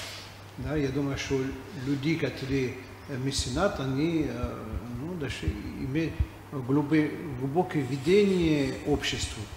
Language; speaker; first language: Russian; non-native, fluent; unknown